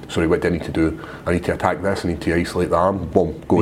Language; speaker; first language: English; native; English